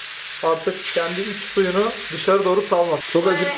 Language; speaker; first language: Turkish; native; Turkish